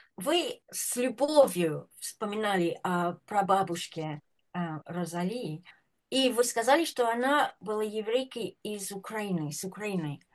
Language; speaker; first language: Russian; non-native, fluent; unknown